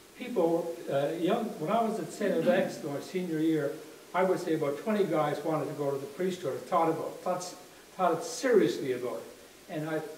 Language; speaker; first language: English; native; English